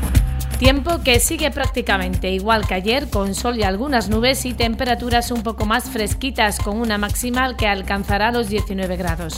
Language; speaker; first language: Spanish; native; Spanish